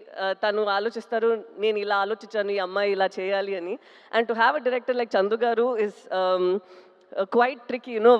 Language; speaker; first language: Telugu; non-native, local second language; Tamil